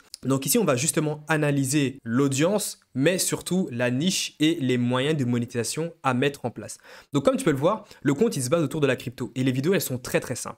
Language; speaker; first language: French; native; French